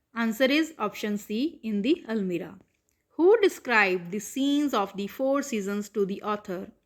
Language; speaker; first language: English; non-native, local second language; Punjabi